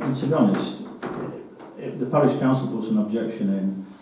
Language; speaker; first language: English; native; English